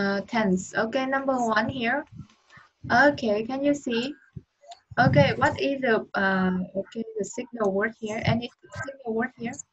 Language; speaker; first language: English; non-native, learner; Vietnamese